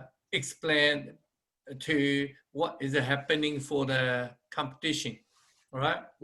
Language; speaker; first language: English; non-native, fluent; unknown